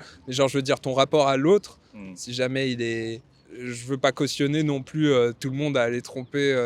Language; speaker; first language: French; native; French